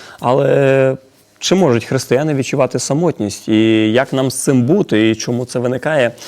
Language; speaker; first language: Ukrainian; native; Ukrainian